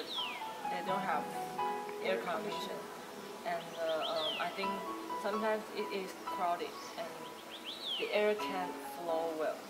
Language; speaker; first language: English; non-native, learner; Chinese